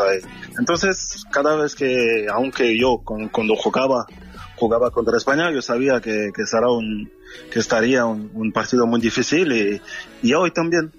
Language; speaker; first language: Spanish; non-native, fluent; French